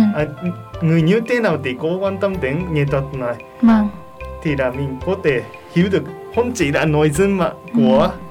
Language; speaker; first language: Vietnamese; non-native, learner; Japanese